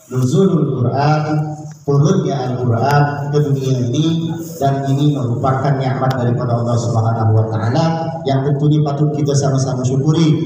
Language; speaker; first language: Indonesian; native; Indonesian